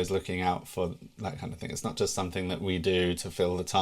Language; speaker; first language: English; native; English